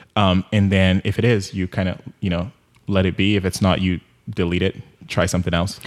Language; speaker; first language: English; non-native, local second language; Yoruba